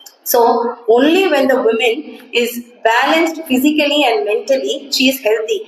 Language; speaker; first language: English; non-native, local second language; Tamil